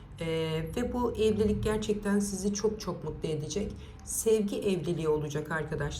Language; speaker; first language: Turkish; native; Turkish